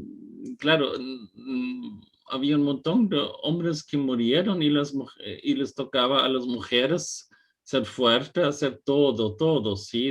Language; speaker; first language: Spanish; non-native, fluent; German